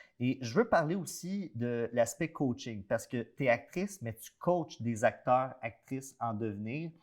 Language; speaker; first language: French; native; French